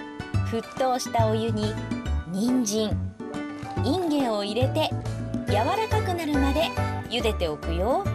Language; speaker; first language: Japanese; native; Japanese